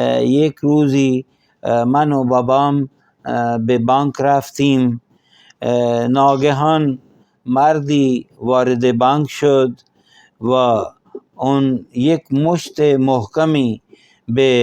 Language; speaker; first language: Persian; non-native, fluent; Urdu